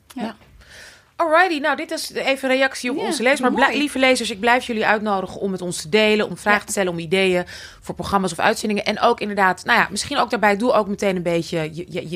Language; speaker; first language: Dutch; native; Dutch